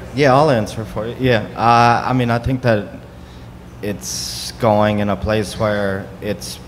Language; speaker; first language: English; native; English